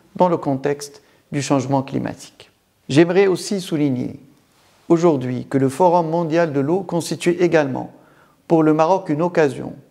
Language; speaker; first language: French; non-native, local second language; Arabic